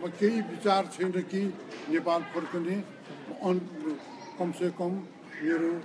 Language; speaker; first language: Nepali; non-native, local second language; Newari